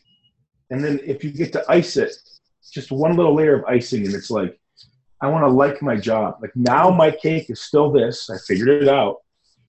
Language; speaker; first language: English; native; English